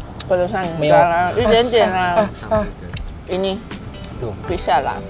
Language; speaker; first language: Indonesian; non-native, learner; Chinese